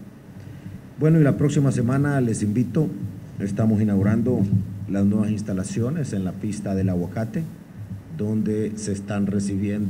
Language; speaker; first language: Spanish; native; Spanish